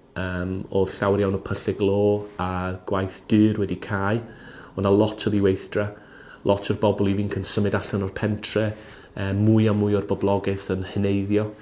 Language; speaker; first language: Welsh; native; Welsh